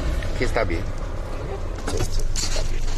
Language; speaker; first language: Spanish; non-native, learner; English